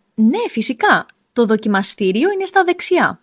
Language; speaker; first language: Greek; non-native, fluent; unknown